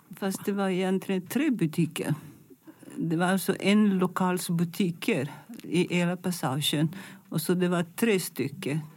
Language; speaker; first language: Swedish; non-native, fluent; Italian